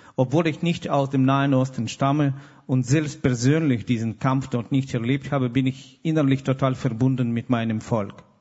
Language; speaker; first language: German; non-native, fluent; Russian